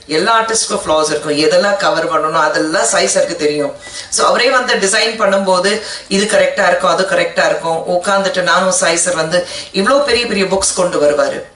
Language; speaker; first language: Tamil; non-native, fluent; Hindi